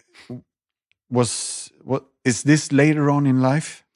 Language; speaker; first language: English; non-native, fluent; Swedish